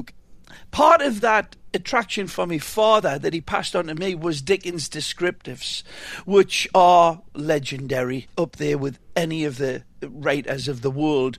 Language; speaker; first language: English; native; English